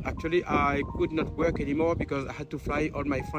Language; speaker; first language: English; non-native, fluent; French